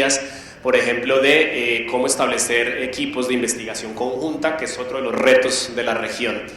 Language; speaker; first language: Spanish; native; Spanish